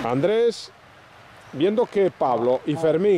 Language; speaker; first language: Spanish; native; Spanish